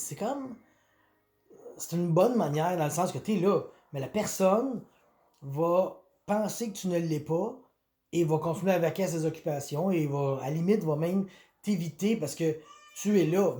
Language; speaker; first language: French; native; French